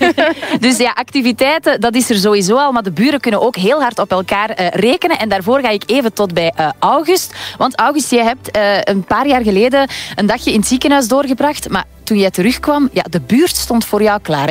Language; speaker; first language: Dutch; native; Dutch